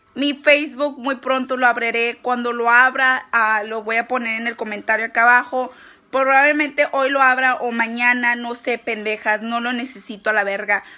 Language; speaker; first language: Spanish; early bilingual, heritage; Spanish